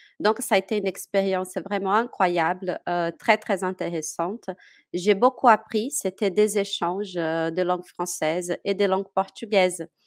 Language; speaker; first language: French; non-native, fluent; Portuguese